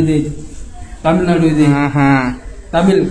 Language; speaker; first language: Tamil; non-native, fluent; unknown